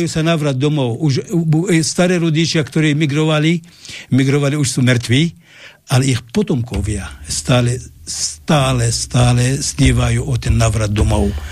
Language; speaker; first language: Slovak; non-native, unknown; Arabic